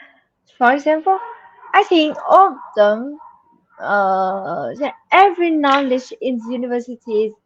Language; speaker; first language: English; non-native, learner; Vietnamese